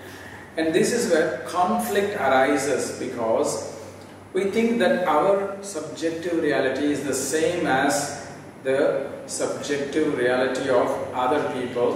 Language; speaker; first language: English; non-native, local second language; Tamil